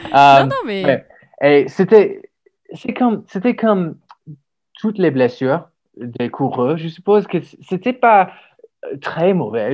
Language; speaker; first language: French; non-native, learner; English